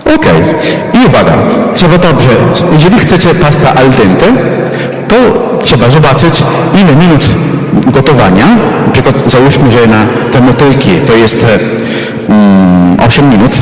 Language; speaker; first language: Polish; non-native, fluent; Italian